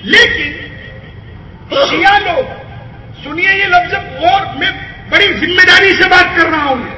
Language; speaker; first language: Urdu; non-native, local second language; Gujarati